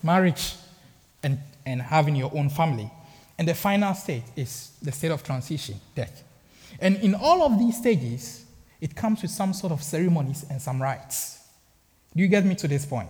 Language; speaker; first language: English; non-native, local second language; Akan